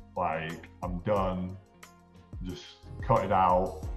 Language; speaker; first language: English; native; English